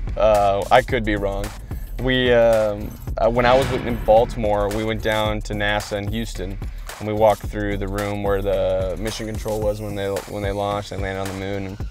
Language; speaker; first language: English; native; English